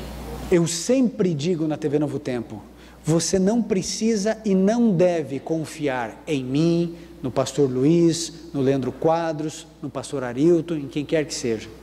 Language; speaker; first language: Portuguese; native; Portuguese